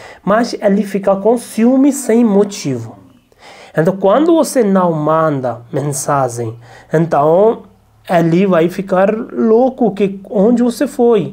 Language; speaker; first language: Portuguese; non-native, learner; Hindi